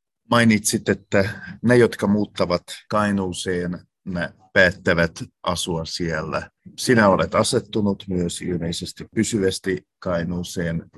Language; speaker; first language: Finnish; native; Finnish